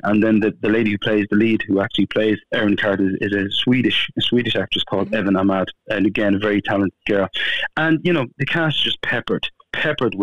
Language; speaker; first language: English; native; English